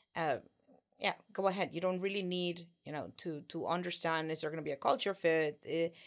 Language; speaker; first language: English; non-native, fluent; Spanish